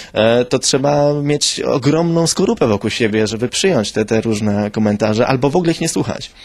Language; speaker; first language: Polish; early bilingual, other home language; Spanish